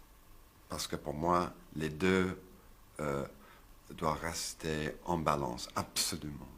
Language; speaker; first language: French; non-native, learner; English